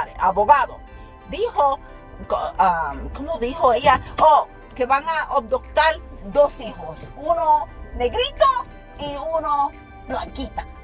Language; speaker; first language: Spanish; early bilingual, heritage; Spanish